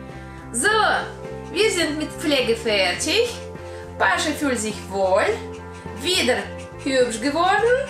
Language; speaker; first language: German; non-native, learner; Russian